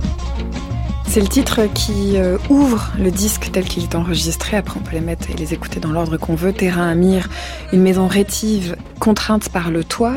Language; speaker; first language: French; native; French